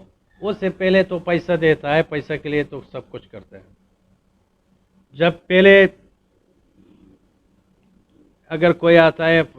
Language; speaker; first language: Hindi; non-native, fluent; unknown